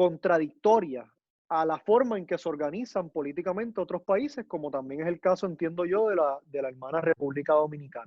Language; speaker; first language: Spanish; native; Spanish